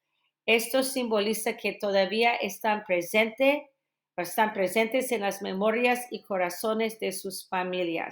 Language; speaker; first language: Spanish; non-native, fluent; English